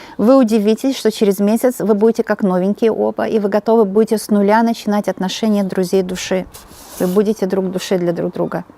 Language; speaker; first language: Russian; native; Russian